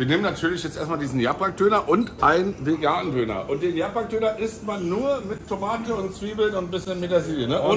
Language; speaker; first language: German; native; German